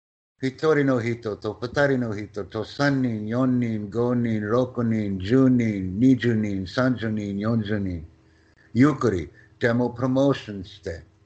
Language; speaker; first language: Japanese; non-native, learner; English